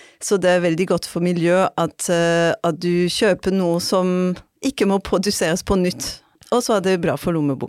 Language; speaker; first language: Norwegian; non-native, fluent; French